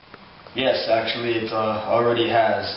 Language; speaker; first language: English; native; English